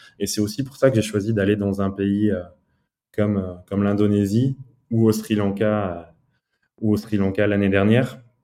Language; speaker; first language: French; early bilingual, other home language; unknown